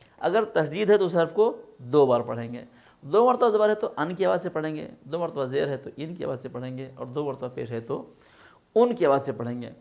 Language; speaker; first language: Urdu; native; Urdu